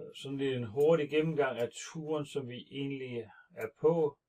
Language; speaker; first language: Danish; native; Danish